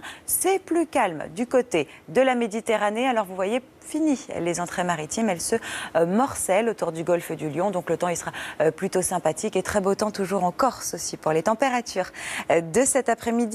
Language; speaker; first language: French; native; French